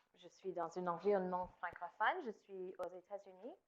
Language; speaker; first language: French; non-native, fluent; English